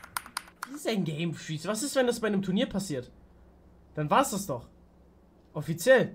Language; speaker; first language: German; native; German